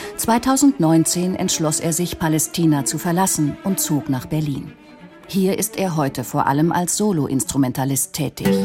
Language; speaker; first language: German; native; German